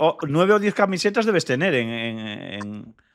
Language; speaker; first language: Spanish; native; Spanish